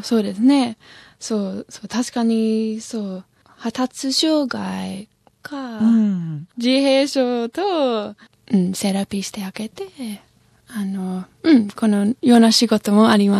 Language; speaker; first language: Japanese; non-native, fluent; English